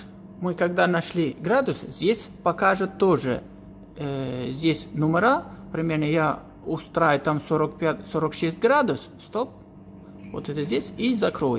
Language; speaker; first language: Russian; non-native, learner; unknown